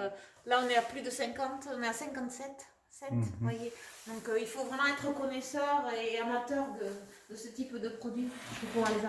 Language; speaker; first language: French; native; French